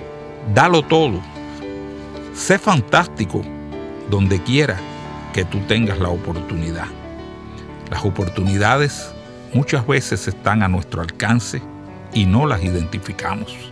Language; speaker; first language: Spanish; native; Spanish